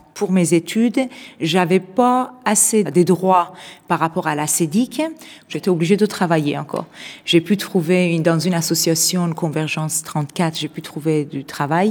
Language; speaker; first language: French; non-native, fluent; Persian